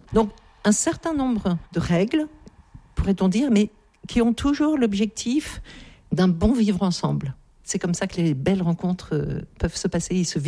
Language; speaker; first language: French; native; French